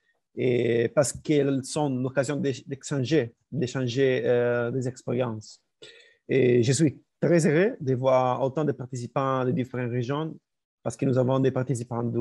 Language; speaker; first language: French; non-native, learner; Spanish